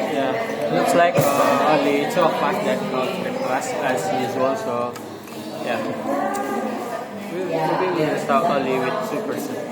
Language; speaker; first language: English; non-native, learner; Indonesian